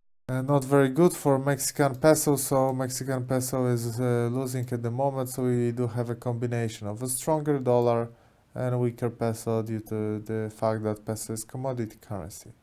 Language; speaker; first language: English; non-native, fluent; Polish